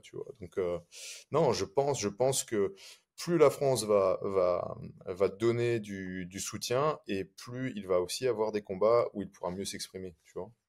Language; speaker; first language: French; native; French